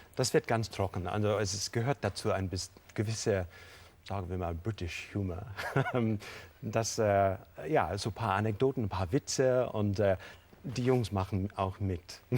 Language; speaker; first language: German; non-native, fluent; English